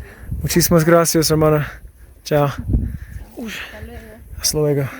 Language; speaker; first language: Spanish; non-native, learner; English